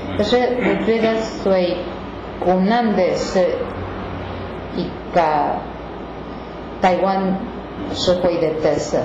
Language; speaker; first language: Chinese; non-native, learner; Spanish